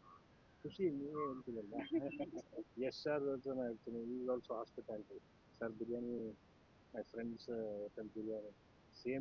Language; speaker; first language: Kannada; non-native, learner; Telugu